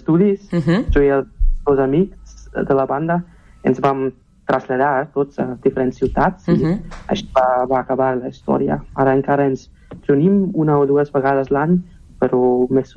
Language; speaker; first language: Catalan; non-native, fluent; German